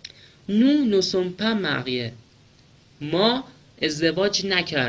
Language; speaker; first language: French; non-native, fluent; Persian